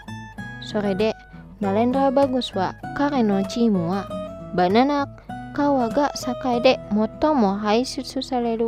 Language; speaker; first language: Japanese; non-native, fluent; Indonesian